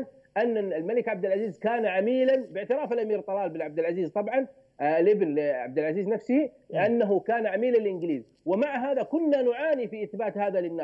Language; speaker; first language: Arabic; native; Arabic